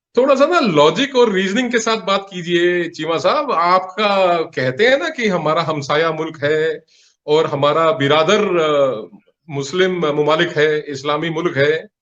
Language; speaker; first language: Hindi; non-native, local second language; Punjabi